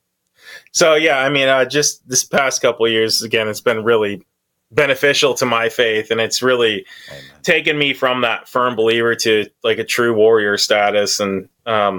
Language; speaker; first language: English; native; English